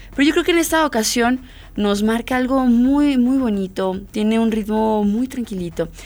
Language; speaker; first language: Spanish; native; Spanish